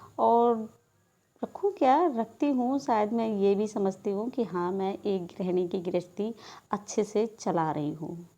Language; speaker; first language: Hindi; non-native, local second language; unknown